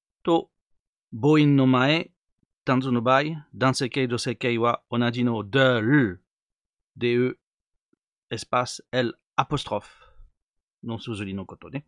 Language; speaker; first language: Japanese; non-native, learner; French